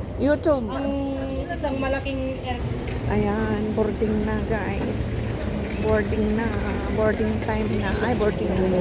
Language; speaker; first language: Filipino; native; Filipino